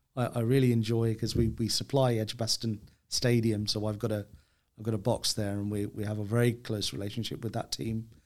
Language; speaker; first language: English; native; English